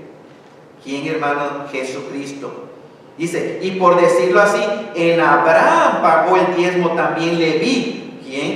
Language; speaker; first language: Spanish; native; Spanish